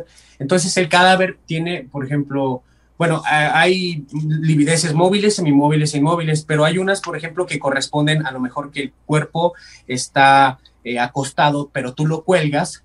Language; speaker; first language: Spanish; native; Spanish